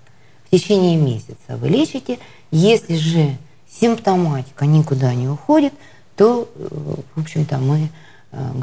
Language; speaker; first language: Russian; native; Russian